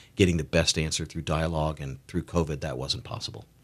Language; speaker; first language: English; native; English